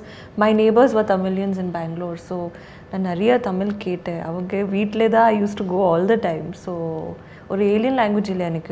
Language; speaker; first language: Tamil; non-native, local second language; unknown